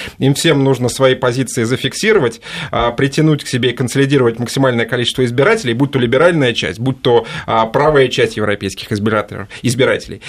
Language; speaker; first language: Russian; native; Russian